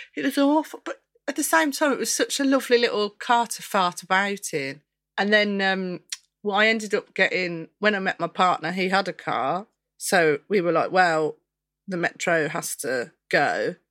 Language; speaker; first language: English; native; English